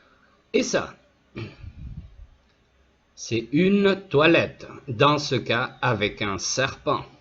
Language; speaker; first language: French; non-native, fluent; Spanish